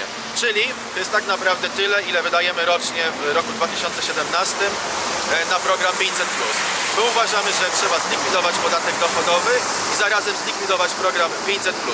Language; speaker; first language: Polish; native; Polish